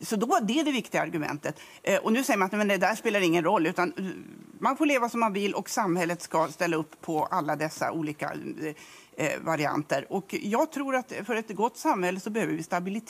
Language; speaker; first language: Swedish; native; Swedish